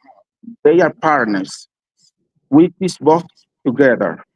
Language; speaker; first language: English; non-native, learner; Spanish